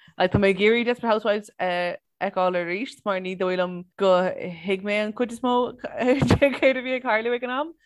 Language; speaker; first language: Irish; non-native, local second language; English